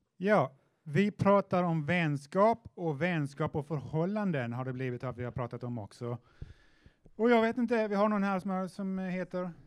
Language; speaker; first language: Swedish; native; Swedish